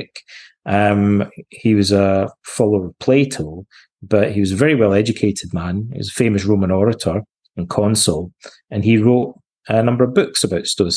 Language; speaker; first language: English; native; English